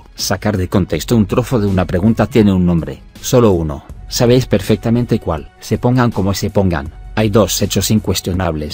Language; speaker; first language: Spanish; native; Spanish